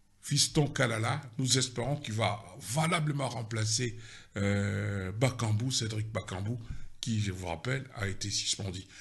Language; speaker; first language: French; non-native, local second language; Lingala